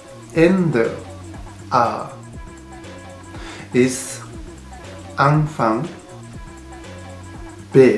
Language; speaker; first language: German; non-native, learner; Japanese